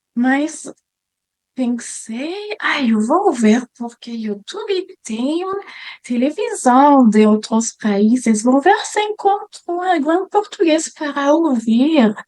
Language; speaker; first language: Portuguese; non-native, fluent; French